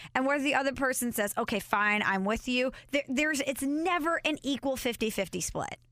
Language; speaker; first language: English; native; English